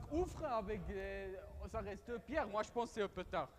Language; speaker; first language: French; non-native, local second language; German